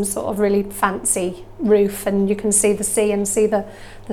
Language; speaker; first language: English; native; English